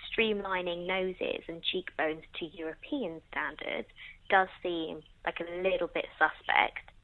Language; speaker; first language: English; native; English